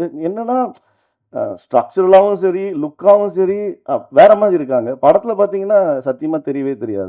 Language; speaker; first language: Tamil; native; Tamil